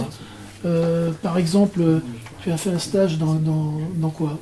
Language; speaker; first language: French; native; French